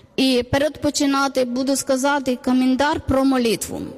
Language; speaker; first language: Ukrainian; non-native, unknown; Malayalam